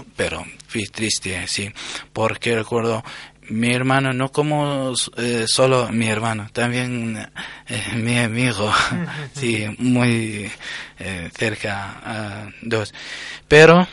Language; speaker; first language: Spanish; non-native, learner; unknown